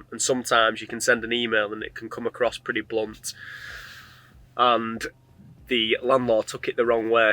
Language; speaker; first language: English; native; English